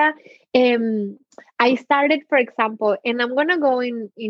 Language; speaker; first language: English; non-native, fluent; Spanish